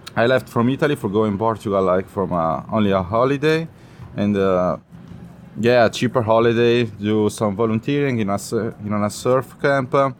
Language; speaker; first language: English; non-native, learner; Italian